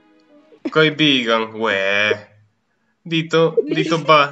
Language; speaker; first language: Filipino; non-native, learner; Spanish